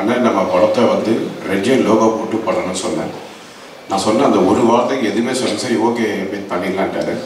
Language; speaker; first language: Tamil; native; Tamil